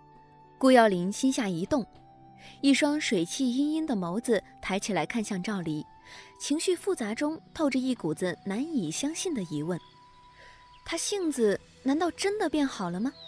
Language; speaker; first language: Chinese; native; Chinese